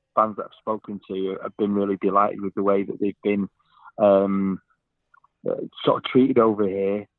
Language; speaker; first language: English; native; English